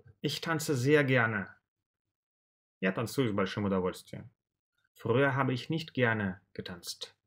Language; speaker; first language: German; non-native, fluent; Russian